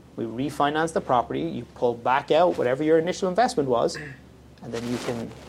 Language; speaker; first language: English; native; English